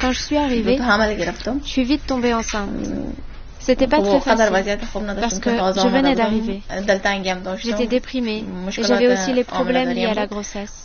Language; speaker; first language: French; non-native, fluent; Persian